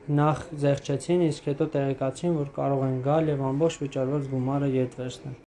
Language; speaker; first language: Armenian; early bilingual, heritage; Armenian